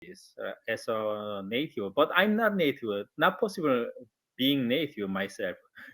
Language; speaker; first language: English; non-native, learner; Korean